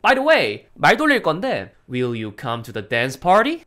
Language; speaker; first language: English; non-native, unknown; Korean